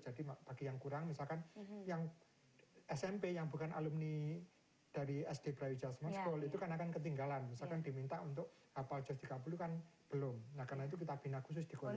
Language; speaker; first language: Indonesian; native; Indonesian